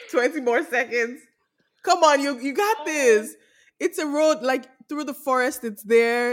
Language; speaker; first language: English; non-native, local second language; Yoruba